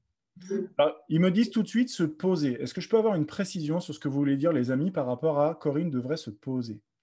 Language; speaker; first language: French; native; French